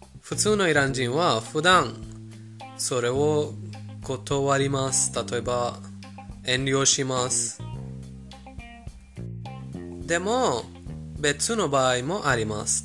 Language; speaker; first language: Japanese; non-native, fluent; Persian